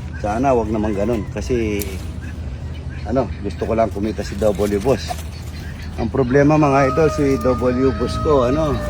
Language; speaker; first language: Filipino; native; Filipino